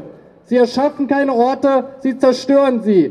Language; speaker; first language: German; native; German